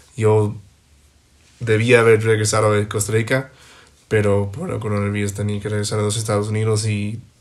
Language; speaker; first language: Spanish; non-native, fluent; English